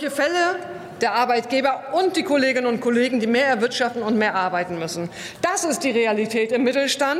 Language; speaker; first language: German; native; German